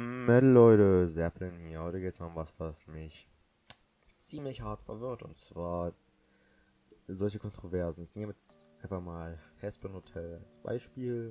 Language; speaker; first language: German; native; German